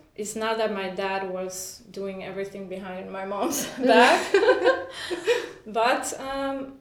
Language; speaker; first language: English; non-native, fluent; Spanish